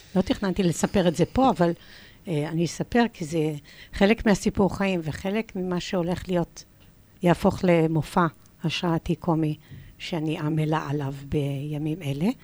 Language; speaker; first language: Hebrew; early bilingual, other home language; English